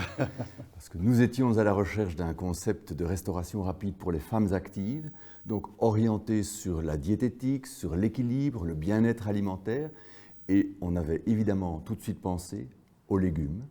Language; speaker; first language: French; native; French